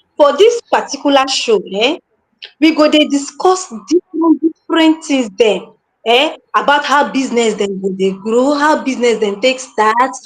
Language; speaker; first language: Nigerian Pidgin; native; Nigerian Pidgin